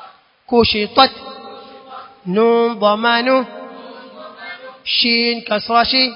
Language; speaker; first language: Arabic; non-native, learner; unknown